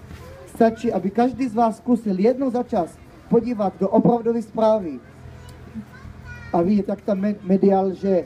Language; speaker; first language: Czech; early bilingual, heritage; Czech